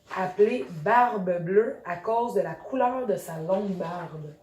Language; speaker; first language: French; native; French